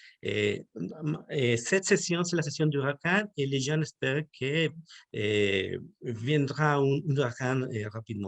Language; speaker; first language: French; non-native, learner; Spanish